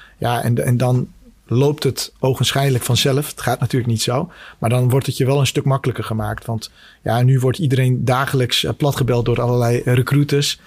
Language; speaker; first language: Dutch; early bilingual, other home language; Albanian